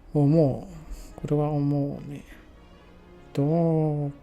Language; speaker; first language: Japanese; non-native, learner; English